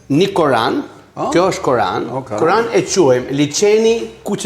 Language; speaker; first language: Albanian; native; Albanian